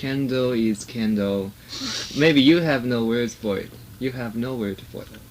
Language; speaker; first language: English; non-native, learner; Japanese